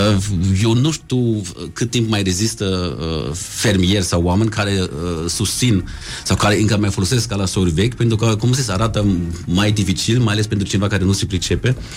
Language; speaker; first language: Romanian; non-native, fluent; German